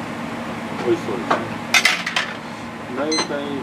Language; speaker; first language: Japanese; native; Japanese